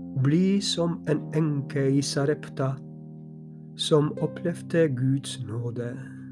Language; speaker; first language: Norwegian; non-native, fluent; Polish